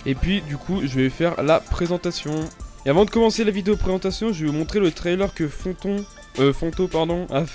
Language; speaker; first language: French; native; French